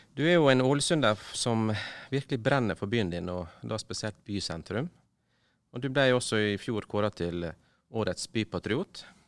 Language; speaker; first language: Norwegian; native; Norwegian